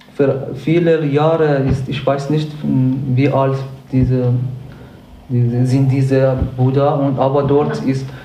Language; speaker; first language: German; non-native, learner; Persian